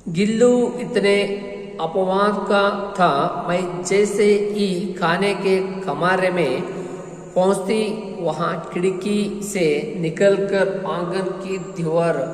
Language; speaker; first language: Hindi; non-native, local second language; Kannada